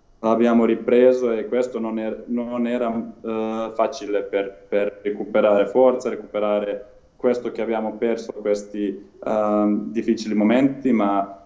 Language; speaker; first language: Italian; non-native, learner; Serbian